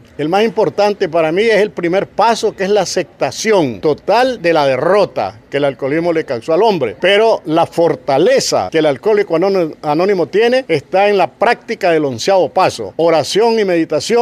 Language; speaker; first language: Spanish; native; Spanish